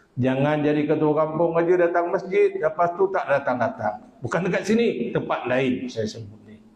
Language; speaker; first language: Malay; native; Malay